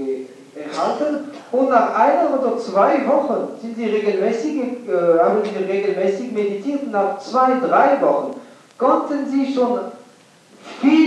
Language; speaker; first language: German; non-native, fluent; English